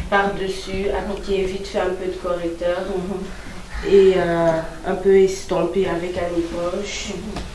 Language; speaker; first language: French; non-native, local second language; Lingala